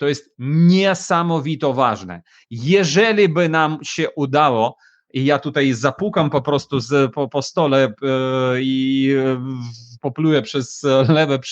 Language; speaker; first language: Polish; non-native, fluent; Ukrainian